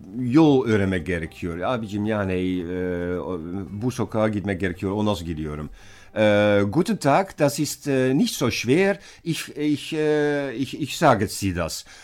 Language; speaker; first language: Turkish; non-native, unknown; Dutch